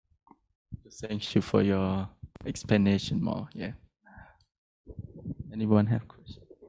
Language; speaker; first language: English; non-native, learner; Thai